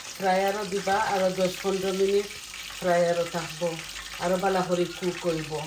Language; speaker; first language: Bangla; native; Bangla